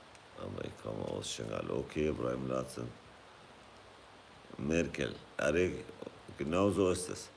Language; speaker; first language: German; non-native, fluent; Kurdish